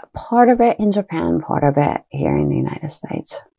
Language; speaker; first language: English; early bilingual, other home language; Japanese